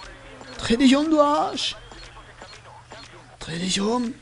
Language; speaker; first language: German; native; German